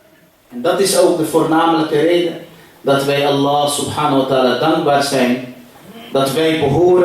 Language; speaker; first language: Dutch; early bilingual, other home language; Urdu